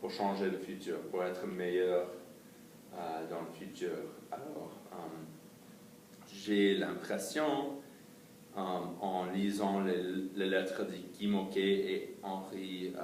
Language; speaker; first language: French; non-native, fluent; English